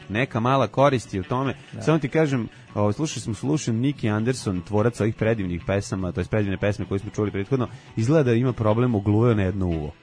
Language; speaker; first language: Serbian; native; Serbian